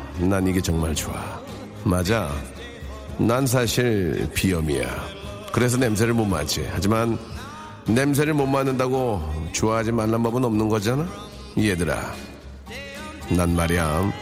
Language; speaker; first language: Korean; native; Korean